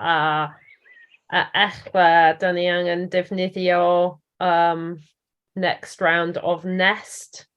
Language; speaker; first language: Welsh; non-native, learner; English